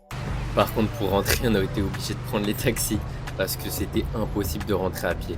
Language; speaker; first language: French; native; French